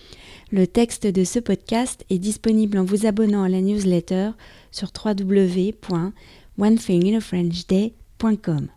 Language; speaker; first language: French; native; French